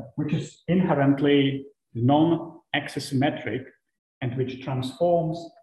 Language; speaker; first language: English; non-native, fluent; Czech